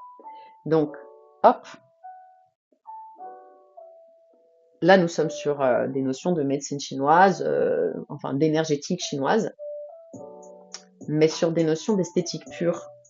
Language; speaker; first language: French; native; French